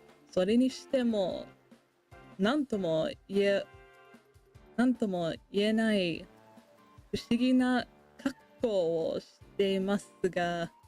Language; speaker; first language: Japanese; non-native, learner; English